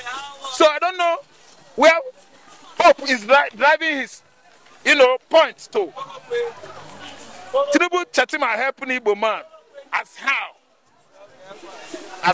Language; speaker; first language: English; non-native, local second language; Igbo